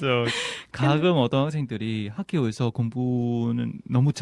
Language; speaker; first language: Korean; non-native, fluent; Vietnamese